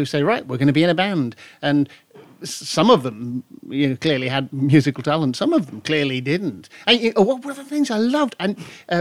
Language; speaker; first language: English; native; English